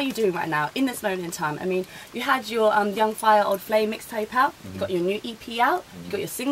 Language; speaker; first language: English; native; English